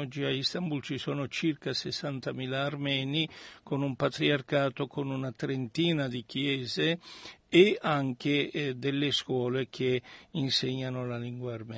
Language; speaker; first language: Italian; early bilingual, other home language; Armenian